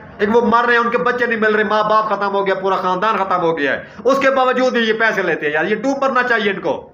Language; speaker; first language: Urdu; non-native, local second language; Saraiki